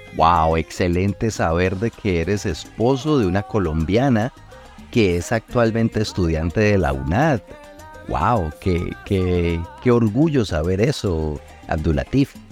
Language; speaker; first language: Spanish; native; Spanish